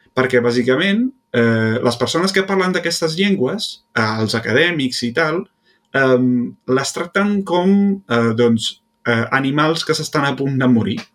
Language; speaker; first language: Catalan; non-native, fluent; Italian